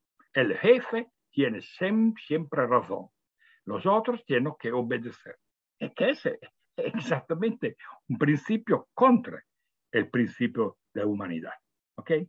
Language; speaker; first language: Spanish; non-native, fluent; Italian